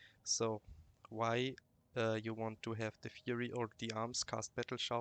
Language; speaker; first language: English; non-native, fluent; German